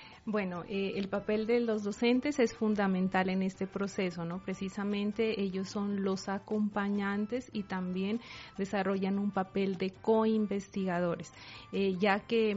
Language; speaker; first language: Spanish; native; Spanish